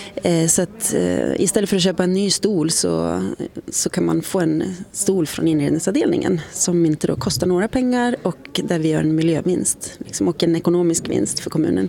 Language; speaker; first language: Swedish; native; Swedish